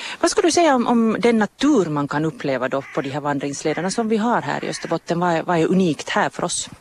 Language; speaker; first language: Swedish; native; Swedish